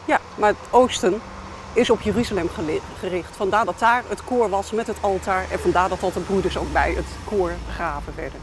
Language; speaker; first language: Dutch; native; Dutch